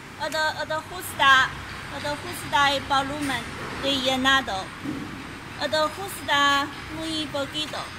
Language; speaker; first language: Spanish; non-native, learner; Chinese